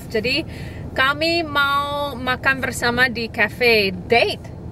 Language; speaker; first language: Indonesian; non-native, fluent; English